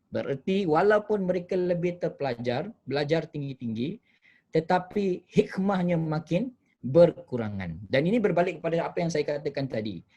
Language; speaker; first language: Malay; native; Malay